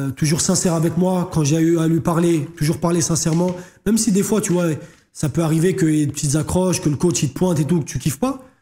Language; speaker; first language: French; native; French